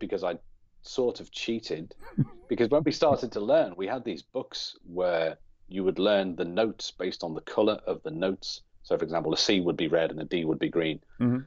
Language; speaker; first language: English; native; English